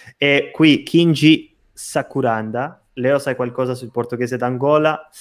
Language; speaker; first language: Italian; non-native, fluent; Portuguese